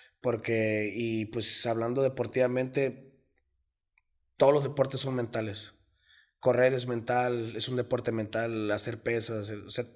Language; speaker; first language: Spanish; native; Spanish